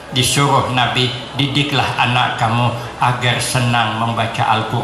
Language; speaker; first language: Indonesian; non-native, local second language; Banjar